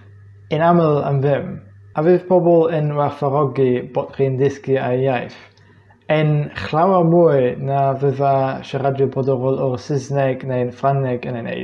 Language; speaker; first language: Welsh; non-native, fluent; English